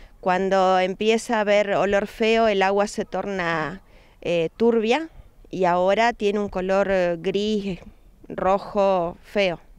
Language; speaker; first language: Spanish; native; Spanish